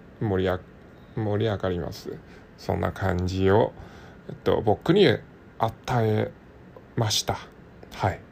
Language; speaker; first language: Japanese; non-native, learner; Cantonese